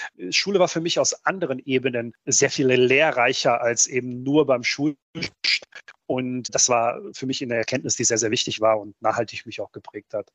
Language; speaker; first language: German; early bilingual, other home language; Bosnian